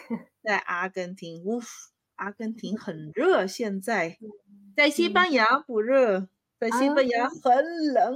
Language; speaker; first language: Chinese; non-native, fluent; Spanish